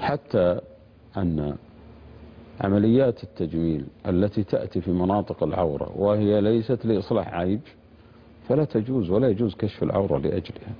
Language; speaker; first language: Arabic; native; Arabic